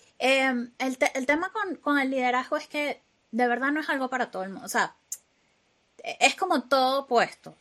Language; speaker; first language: Spanish; native; Spanish